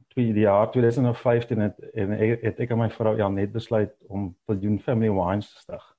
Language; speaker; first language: Afrikaans; native; Afrikaans